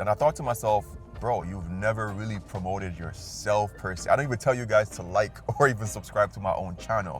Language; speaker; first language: English; native; English